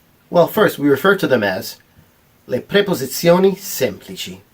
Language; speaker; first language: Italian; non-native, fluent; English